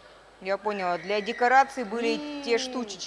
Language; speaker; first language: Russian; native; Russian